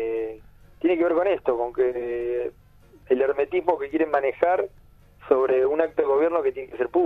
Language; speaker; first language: Spanish; native; Spanish